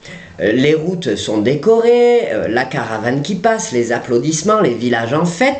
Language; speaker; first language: French; native; French